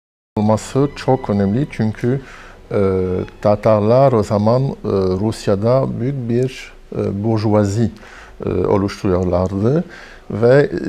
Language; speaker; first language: Turkish; non-native, fluent; French